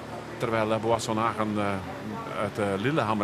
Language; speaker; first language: Dutch; native; Dutch